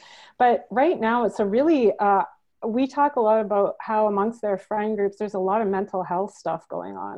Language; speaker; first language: English; native; English